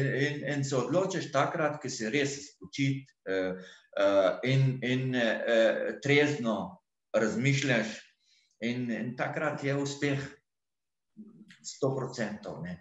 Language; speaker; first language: Slovenian; non-native, fluent; Arabic